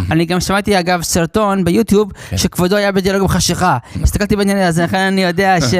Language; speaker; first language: Hebrew; early bilingual, other home language; English